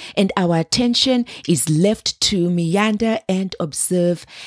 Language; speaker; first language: English; non-native, local second language; Shona